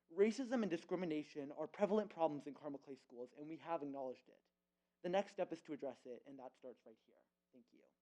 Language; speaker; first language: English; early bilingual, other home language; Urdu